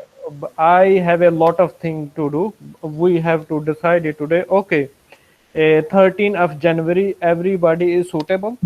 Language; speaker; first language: English; non-native, fluent; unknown